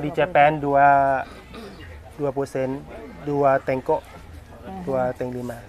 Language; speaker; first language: Indonesian; non-native, learner; Thai